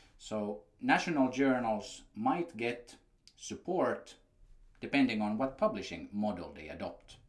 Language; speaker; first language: English; non-native, fluent; Finnish